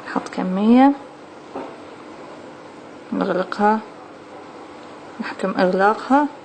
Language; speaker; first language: Arabic; native; Arabic